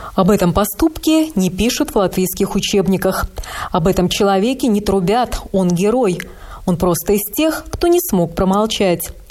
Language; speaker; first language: Russian; native; Russian